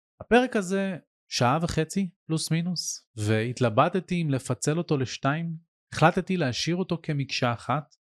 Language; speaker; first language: Hebrew; native; Hebrew